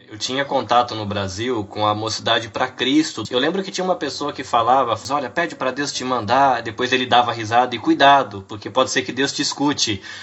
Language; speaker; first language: Portuguese; native; Portuguese